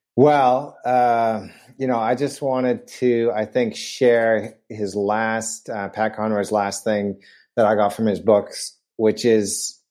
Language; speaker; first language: English; native; English